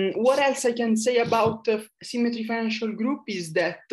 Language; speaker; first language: English; non-native, fluent; Italian